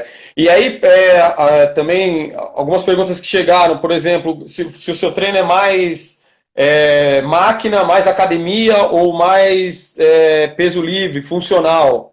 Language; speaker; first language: Portuguese; native; Portuguese